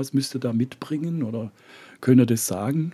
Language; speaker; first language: German; native; German